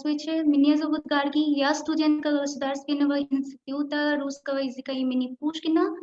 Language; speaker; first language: Russian; non-native, learner; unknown